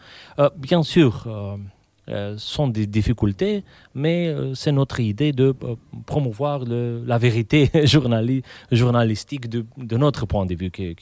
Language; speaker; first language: French; non-native, fluent; Romanian